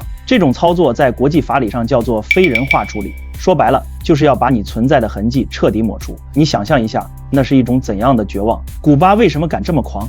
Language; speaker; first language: Chinese; native; Chinese